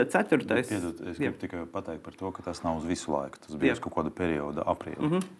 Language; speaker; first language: Latvian; non-native, local second language; Russian